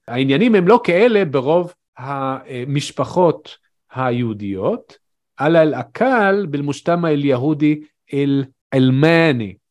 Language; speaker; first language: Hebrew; native; Hebrew